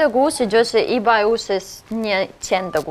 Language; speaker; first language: Chinese; non-native, fluent; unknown